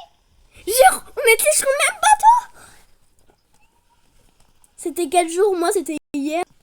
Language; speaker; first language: French; native; French